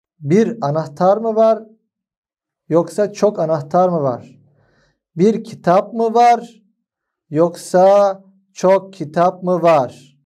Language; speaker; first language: Turkish; non-native, fluent; Arabic